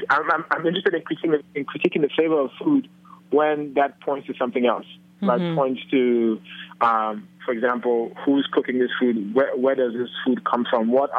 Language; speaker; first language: English; non-native, local second language; Yoruba